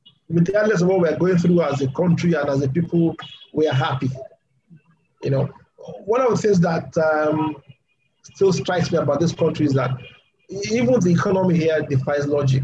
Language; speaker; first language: English; non-native, local second language; Yoruba